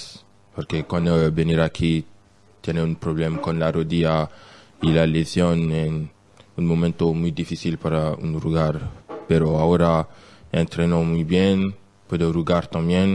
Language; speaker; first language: Spanish; non-native, learner; French